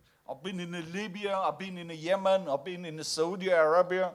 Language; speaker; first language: English; non-native, fluent; Persian